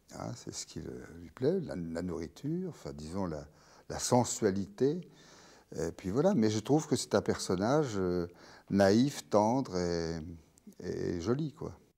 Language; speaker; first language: French; native; French